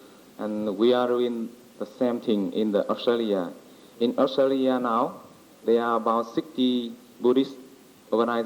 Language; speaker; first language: English; non-native, learner; Vietnamese